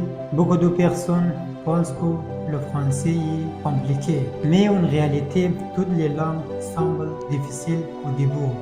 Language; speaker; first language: French; non-native, fluent; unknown